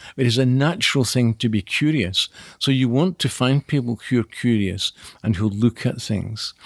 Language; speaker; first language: English; native; English